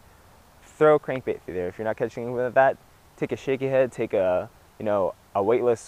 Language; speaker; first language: English; native; English